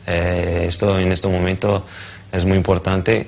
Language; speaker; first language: Spanish; non-native, fluent; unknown